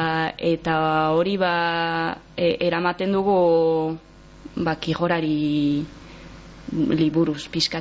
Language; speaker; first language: Basque; non-native, local second language; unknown